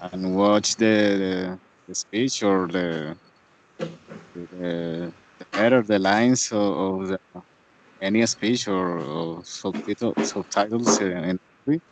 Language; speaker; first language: English; non-native, learner; Spanish